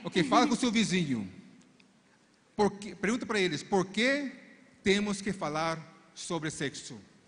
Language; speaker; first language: Portuguese; non-native, fluent; Spanish